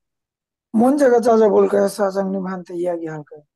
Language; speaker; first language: Korean; non-native, learner; Bangla